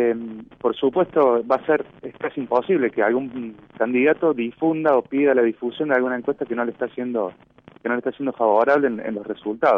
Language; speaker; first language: Spanish; native; Spanish